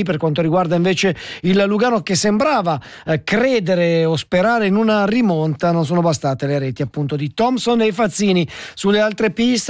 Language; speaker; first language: Italian; native; Italian